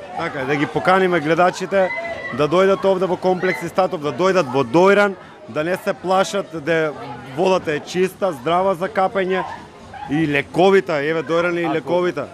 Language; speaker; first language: Macedonian; native; Macedonian